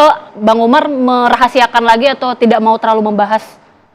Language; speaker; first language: Malay; native; Malay